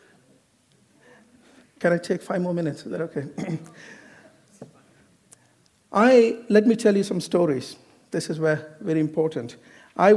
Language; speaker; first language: English; non-native, local second language; Malayalam